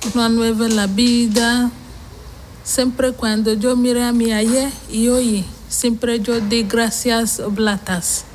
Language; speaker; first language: Spanish; non-native, learner; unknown